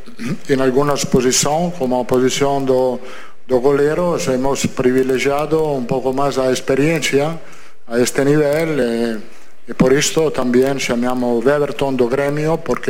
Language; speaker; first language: Portuguese; non-native, fluent; Italian